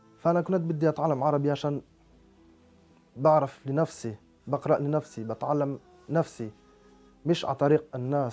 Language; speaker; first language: Arabic; non-native, fluent; French